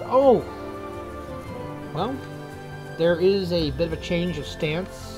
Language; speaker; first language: English; native; English